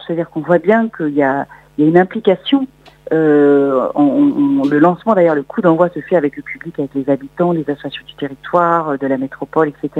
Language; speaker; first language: French; native; French